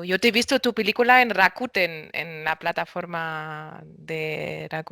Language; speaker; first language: Spanish; non-native, fluent; German